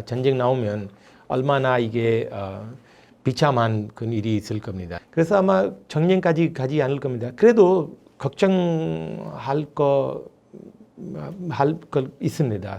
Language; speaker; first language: Korean; non-native, fluent; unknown